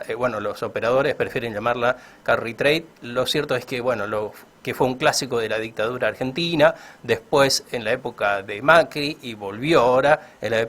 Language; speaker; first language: Spanish; native; Spanish